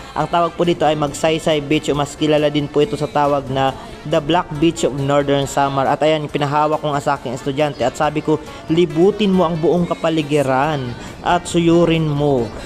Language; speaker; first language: Filipino; non-native, local second language; Waray